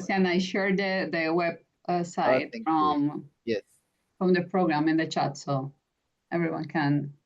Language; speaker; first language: English; non-native, fluent; Spanish